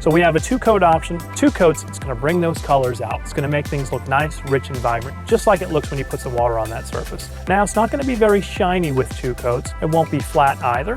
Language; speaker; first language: English; native; English